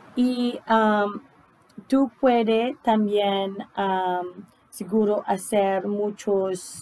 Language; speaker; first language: Spanish; non-native, learner; English